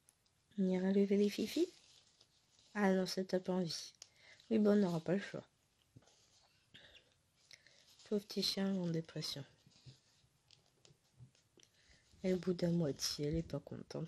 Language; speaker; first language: French; native; French